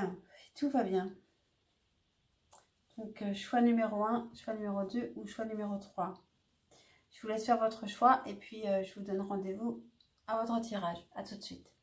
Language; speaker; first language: French; native; French